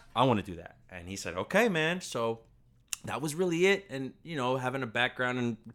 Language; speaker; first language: English; native; English